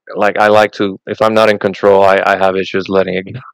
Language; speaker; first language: English; non-native, fluent; Spanish